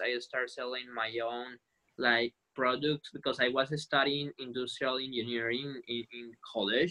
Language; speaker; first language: English; non-native, fluent; Spanish